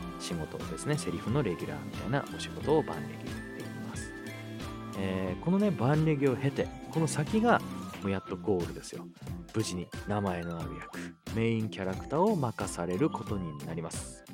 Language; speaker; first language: Japanese; native; Japanese